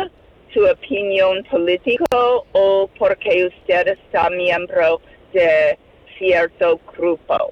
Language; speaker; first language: Spanish; non-native, fluent; English